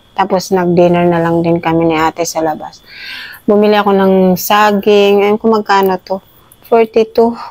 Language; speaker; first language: Filipino; native; Filipino